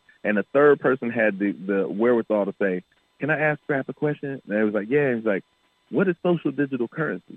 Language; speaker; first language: English; native; English